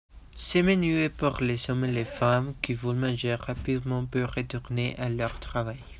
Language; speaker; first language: French; non-native, learner; Spanish